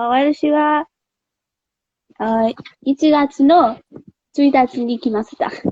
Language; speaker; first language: Japanese; non-native, learner; Nepali